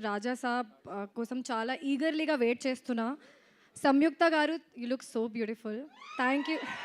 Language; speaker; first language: Telugu; non-native, fluent; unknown